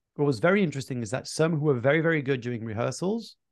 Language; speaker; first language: English; early bilingual, other home language; French